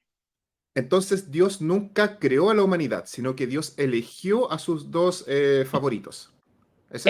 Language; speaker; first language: Spanish; native; Spanish